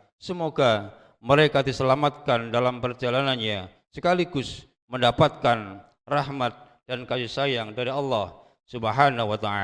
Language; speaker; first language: Indonesian; native; Indonesian